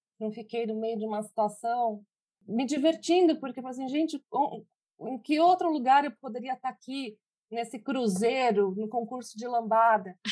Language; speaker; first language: Portuguese; early bilingual, other home language; Spanish